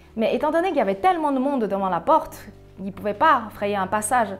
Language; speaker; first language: French; early bilingual, other home language; Chinese